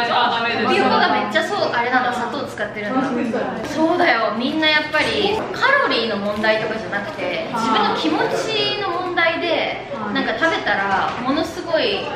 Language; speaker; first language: Japanese; native; Japanese